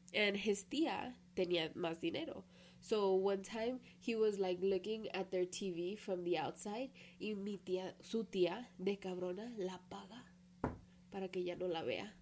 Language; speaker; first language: Spanish; early bilingual, heritage; Spanish